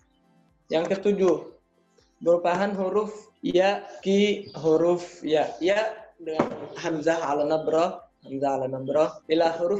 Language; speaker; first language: Indonesian; non-native, learner; Arabic